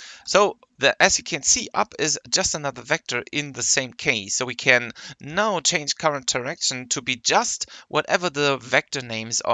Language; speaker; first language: English; non-native, fluent; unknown